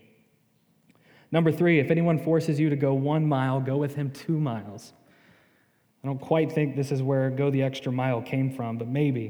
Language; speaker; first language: English; native; English